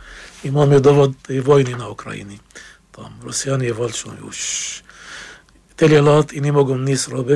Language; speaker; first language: Polish; non-native, fluent; Arabic